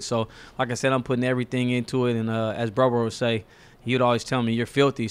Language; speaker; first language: English; native; English